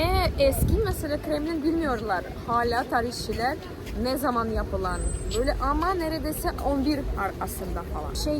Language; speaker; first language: Turkish; non-native, fluent; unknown